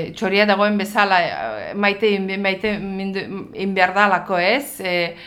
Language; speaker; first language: Basque; non-native, fluent; Azerbaijani